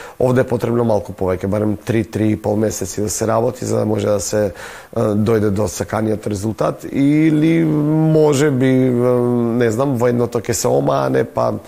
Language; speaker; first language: Macedonian; native; Macedonian